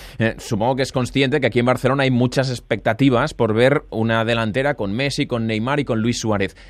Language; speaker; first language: Spanish; non-native, local second language; Catalan